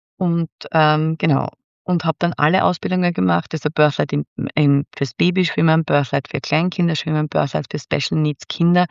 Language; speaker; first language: German; native; German